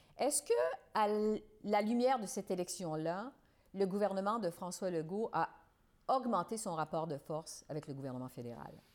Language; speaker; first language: French; native; French